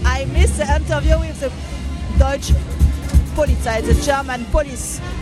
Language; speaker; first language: English; non-native, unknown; French